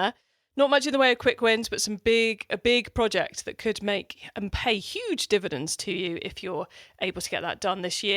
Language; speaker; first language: English; native; English